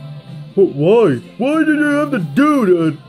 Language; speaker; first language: English; native; English